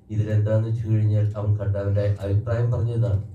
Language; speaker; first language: Malayalam; native; Malayalam